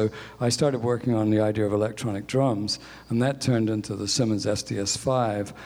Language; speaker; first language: English; native; English